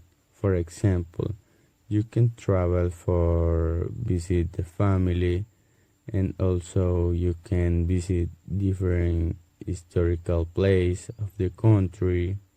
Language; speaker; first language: English; non-native, learner; Spanish